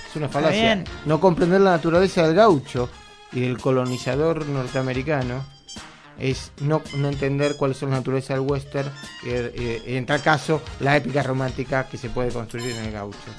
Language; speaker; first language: Spanish; native; Spanish